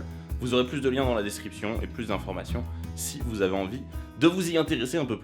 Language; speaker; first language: French; native; French